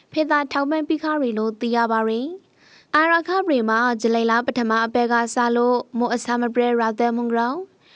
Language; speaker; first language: Burmese; native; Burmese